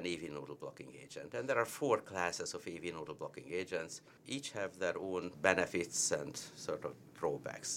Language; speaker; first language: English; non-native, fluent; Hungarian